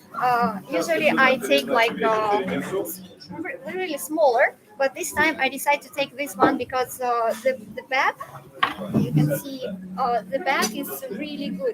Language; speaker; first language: English; non-native, fluent; Russian